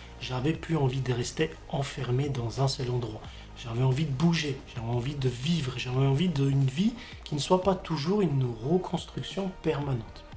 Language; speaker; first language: French; non-native, fluent; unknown